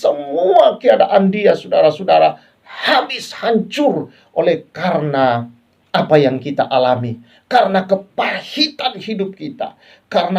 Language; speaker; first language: Indonesian; native; Indonesian